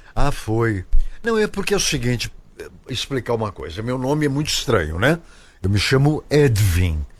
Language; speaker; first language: Portuguese; native; Portuguese